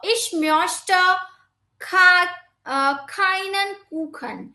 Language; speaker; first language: German; non-native, fluent; Hindi